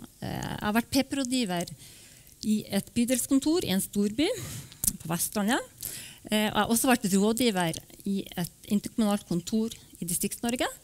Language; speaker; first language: Norwegian; native; Norwegian